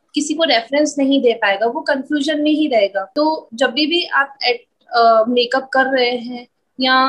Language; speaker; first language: Hindi; native; Hindi